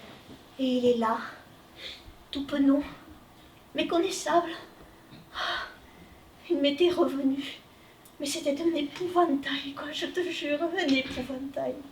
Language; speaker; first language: French; native; French